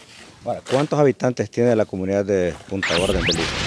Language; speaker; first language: Spanish; native; Spanish